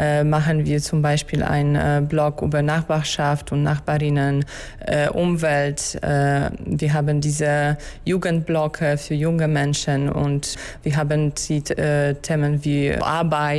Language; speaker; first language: German; non-native, fluent; Polish